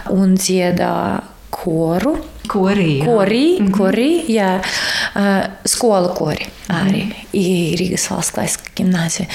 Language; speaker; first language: Latvian; non-native, learner; Ukrainian